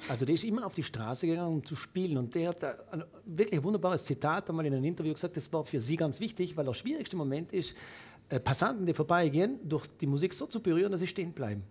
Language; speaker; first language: German; native; German